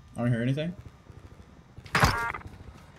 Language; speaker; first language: English; native; English